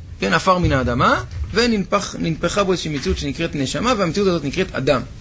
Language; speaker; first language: Hebrew; native; Hebrew